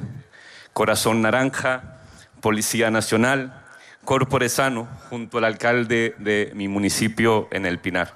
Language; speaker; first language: Spanish; native; Spanish